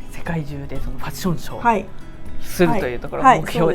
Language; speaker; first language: Japanese; native; Japanese